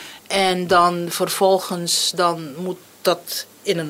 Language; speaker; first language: Dutch; non-native, local second language; Papiamento